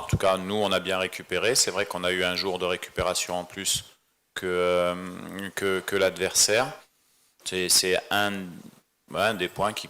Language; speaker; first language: French; native; French